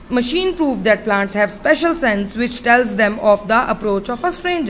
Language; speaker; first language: English; non-native, local second language; Punjabi